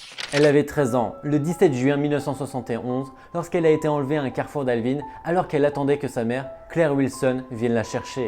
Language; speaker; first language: French; native; French